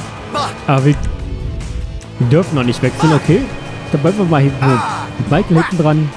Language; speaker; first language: German; native; German